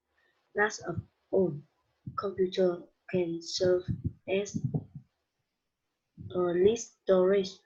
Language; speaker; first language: English; non-native, learner; Vietnamese